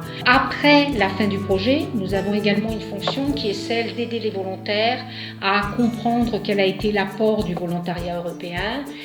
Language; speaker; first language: French; non-native, fluent; Italian